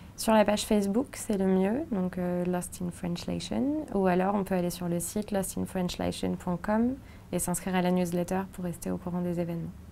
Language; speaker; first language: French; native; French